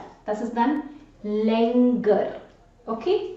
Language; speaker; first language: German; non-native, fluent; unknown